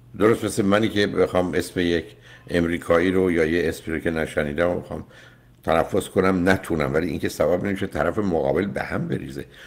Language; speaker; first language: Persian; native; Persian